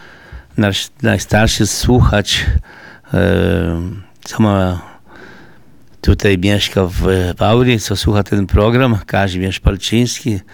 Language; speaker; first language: Polish; early bilingual, heritage; Polish